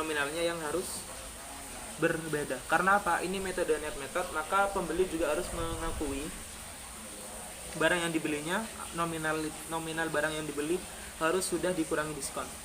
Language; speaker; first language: Indonesian; native; Indonesian